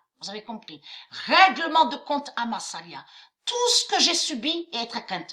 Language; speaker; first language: French; native; French